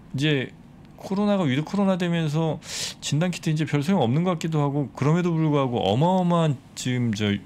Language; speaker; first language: Korean; native; Korean